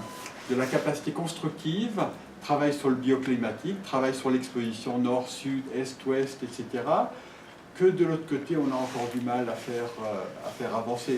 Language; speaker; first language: French; native; French